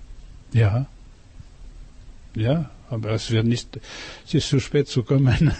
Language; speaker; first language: German; non-native, learner; French